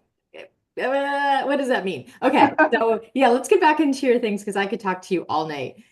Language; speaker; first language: English; native; English